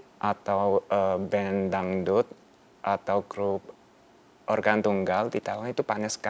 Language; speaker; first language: Indonesian; non-native, fluent; Chinese